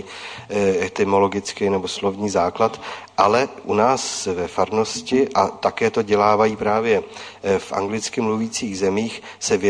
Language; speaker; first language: Czech; native; Czech